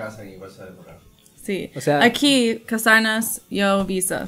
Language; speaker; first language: Spanish; non-native, learner; English